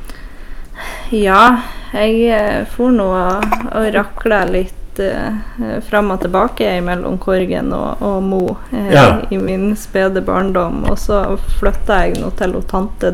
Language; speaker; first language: Norwegian; native; Norwegian